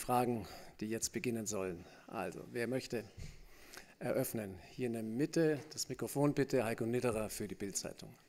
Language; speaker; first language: German; native; German